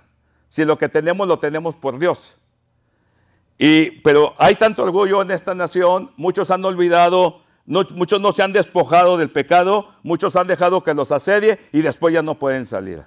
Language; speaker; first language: Spanish; native; Spanish